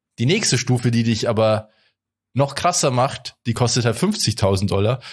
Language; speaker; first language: German; native; German